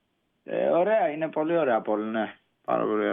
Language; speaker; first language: Greek; early bilingual, heritage; Greek